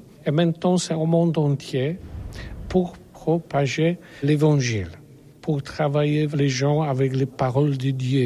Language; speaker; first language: French; non-native, learner; Polish